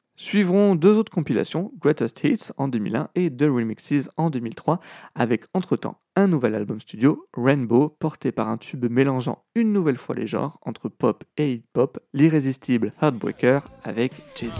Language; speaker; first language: French; native; French